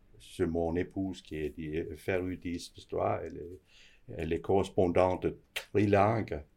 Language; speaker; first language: French; non-native, fluent; Danish